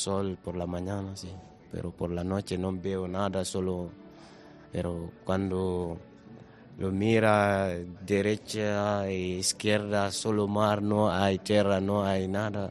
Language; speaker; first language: Spanish; non-native, learner; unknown